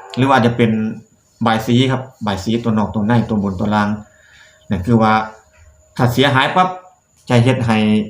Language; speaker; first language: Thai; native; Thai